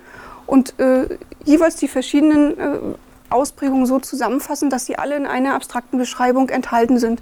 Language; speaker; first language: German; native; German